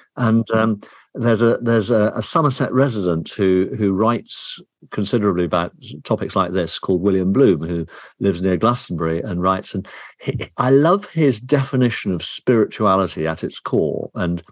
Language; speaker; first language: English; native; English